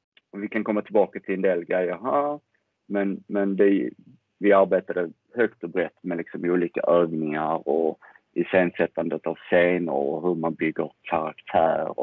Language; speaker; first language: Swedish; native; Swedish